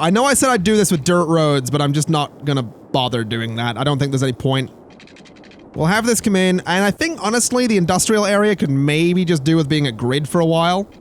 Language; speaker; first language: English; native; English